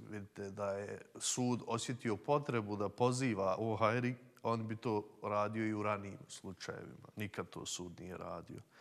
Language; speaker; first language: Serbian; native; Serbian